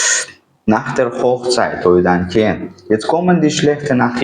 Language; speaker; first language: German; non-native, fluent; Uzbek